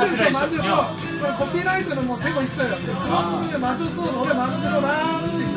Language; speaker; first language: Korean; non-native, learner; Japanese